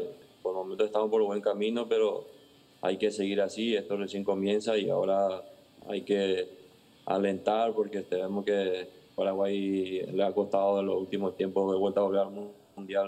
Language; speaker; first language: Spanish; native; Spanish